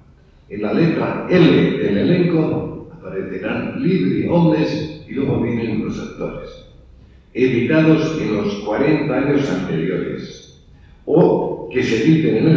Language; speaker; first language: Spanish; native; Spanish